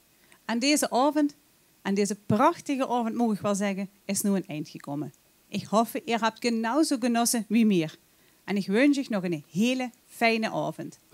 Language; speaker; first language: Dutch; native; Dutch